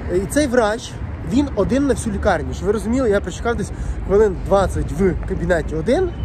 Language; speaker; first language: Ukrainian; non-native, local second language; Russian